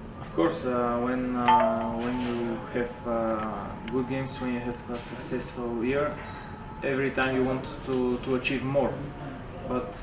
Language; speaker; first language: English; non-native, fluent; Bulgarian